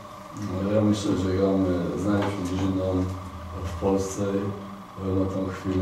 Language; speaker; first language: Polish; non-native, fluent; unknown